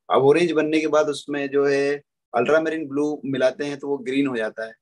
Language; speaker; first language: Hindi; native; Hindi